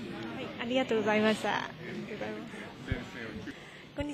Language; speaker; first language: Japanese; non-native, learner; Burmese